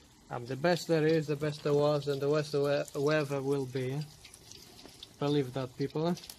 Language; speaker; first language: English; non-native, fluent; Portuguese